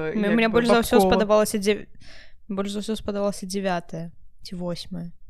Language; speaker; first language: Belarusian; non-native, local second language; Russian